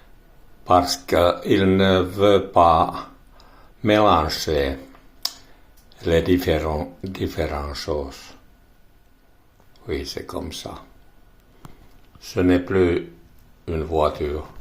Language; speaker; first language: French; non-native, learner; Finnish